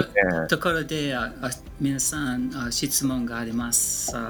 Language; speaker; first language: Japanese; non-native, learner; English